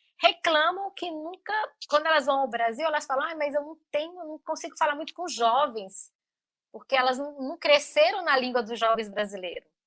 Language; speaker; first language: Portuguese; native; Portuguese